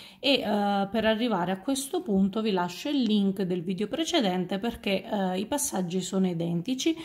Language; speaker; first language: Italian; native; Italian